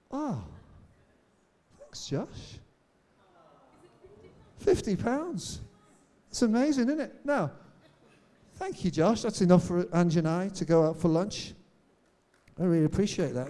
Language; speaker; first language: English; native; English